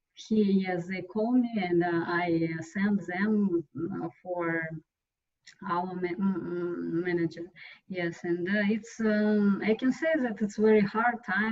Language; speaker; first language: English; non-native, learner; Russian